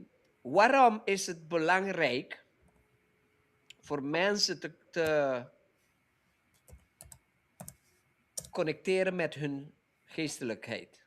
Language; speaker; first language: Dutch; non-native, local second language; Papiamento